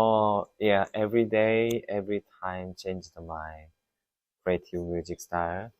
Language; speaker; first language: English; non-native, learner; Korean